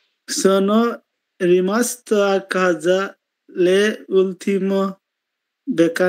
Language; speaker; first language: Italian; non-native, learner; Bangla